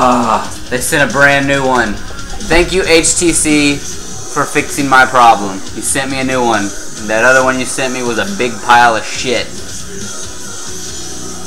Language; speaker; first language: English; native; English